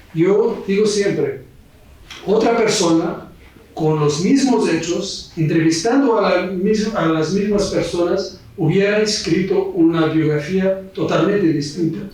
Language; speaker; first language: Spanish; non-native, fluent; Portuguese